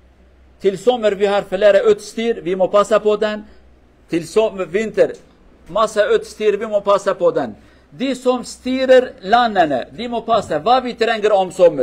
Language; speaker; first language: Norwegian; non-native, learner; Kurdish